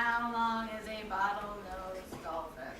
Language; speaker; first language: English; native; English